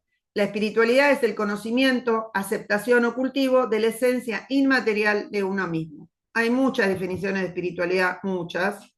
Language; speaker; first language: Spanish; native; Spanish